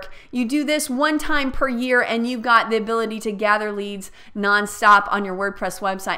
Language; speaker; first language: English; native; English